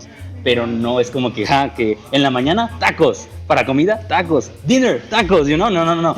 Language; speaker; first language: Spanish; native; Spanish